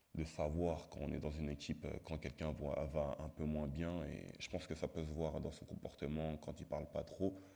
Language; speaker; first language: French; native; French